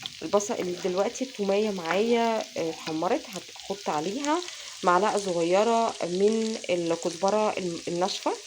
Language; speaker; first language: Arabic; native; Arabic